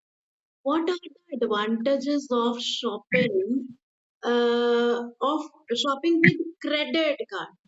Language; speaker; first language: English; non-native, local second language; Hindi